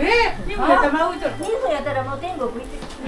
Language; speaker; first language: Japanese; native; Japanese